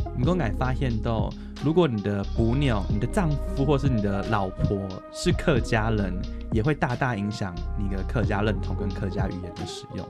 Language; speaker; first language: Chinese; native; Chinese